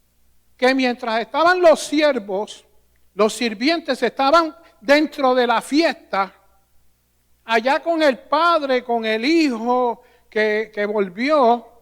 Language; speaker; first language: Spanish; native; Spanish